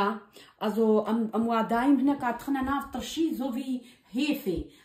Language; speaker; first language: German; non-native, learner; Kurdish